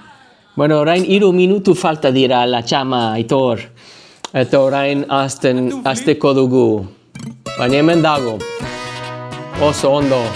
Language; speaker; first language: Basque; non-native, learner; English